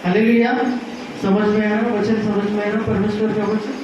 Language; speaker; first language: Hindi; non-native, local second language; Telugu